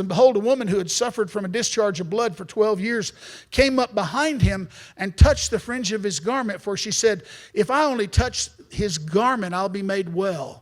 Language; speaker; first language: English; native; English